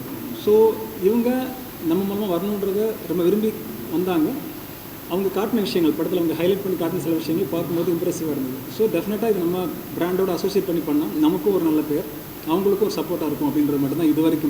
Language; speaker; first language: Tamil; native; Tamil